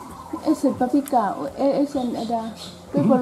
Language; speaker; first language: German; non-native, learner; Thai